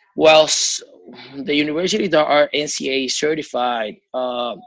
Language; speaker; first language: English; non-native, fluent; Spanish